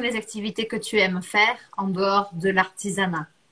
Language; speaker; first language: French; non-native, fluent; Portuguese